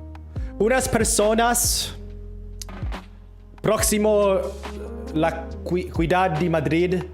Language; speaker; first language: Spanish; non-native, learner; English